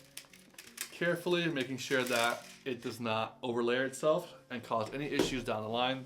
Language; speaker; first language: English; native; English